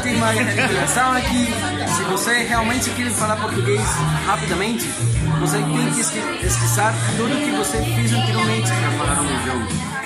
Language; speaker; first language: Portuguese; non-native, learner; Spanish